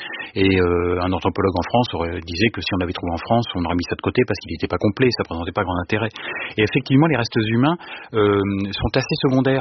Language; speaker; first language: French; native; French